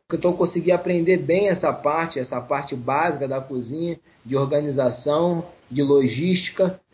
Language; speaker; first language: Portuguese; native; Portuguese